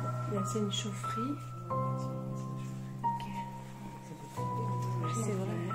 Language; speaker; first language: French; native; French